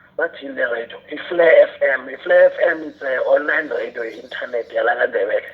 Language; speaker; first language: Zulu; non-native, local second language; South Ndebele